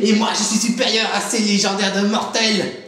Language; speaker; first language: French; native; French